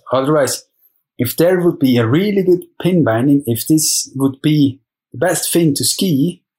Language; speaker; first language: English; non-native, fluent; German